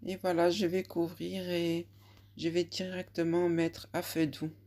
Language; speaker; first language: French; non-native, local second language; Arabic